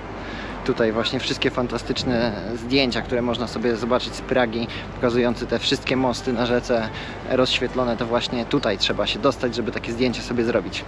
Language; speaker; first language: Polish; native; Polish